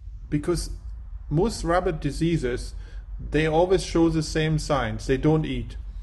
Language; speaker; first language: English; non-native, fluent; German